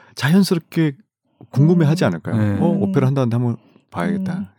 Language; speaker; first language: Korean; native; Korean